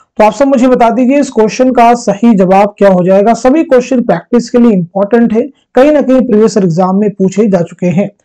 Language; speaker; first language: Hindi; native; Hindi